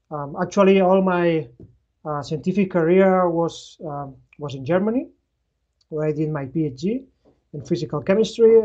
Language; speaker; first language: English; non-native, fluent; Spanish